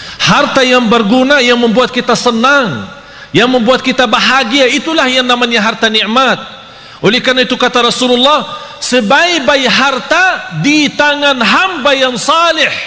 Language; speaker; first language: Malay; non-native, fluent; Arabic